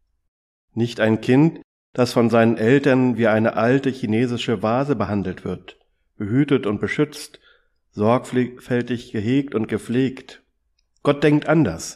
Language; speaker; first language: German; native; German